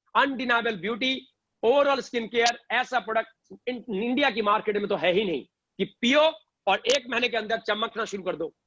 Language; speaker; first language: Hindi; native; Hindi